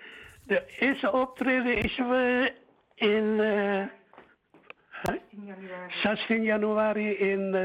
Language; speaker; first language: Dutch; early bilingual, other home language; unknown